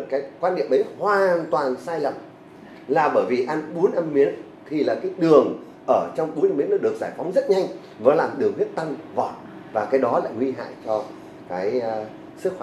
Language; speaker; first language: Vietnamese; native; Vietnamese